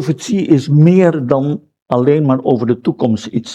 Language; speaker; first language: Dutch; non-native, fluent; Indonesian